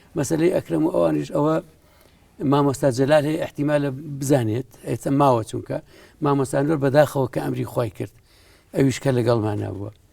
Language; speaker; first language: Central Kurdish; native; Central Kurdish